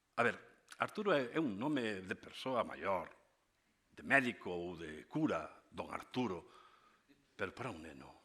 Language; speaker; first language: Galician; native; Galician